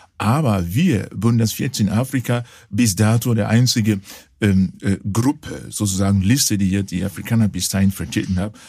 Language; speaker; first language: German; non-native, fluent; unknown